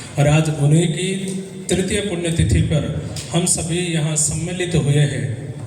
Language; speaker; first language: Hindi; non-native, local second language; Gujarati